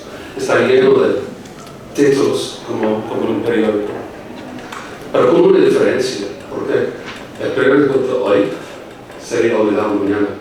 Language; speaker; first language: Spanish; non-native, fluent; English